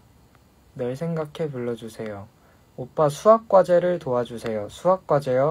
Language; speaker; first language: Korean; native; Korean